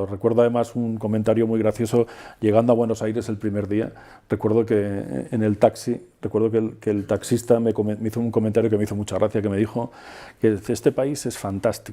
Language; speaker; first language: Spanish; native; Spanish